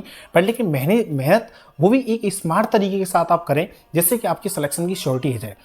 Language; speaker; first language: Hindi; native; Hindi